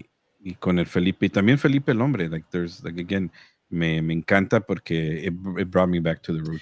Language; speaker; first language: Spanish; early bilingual, heritage; Spanish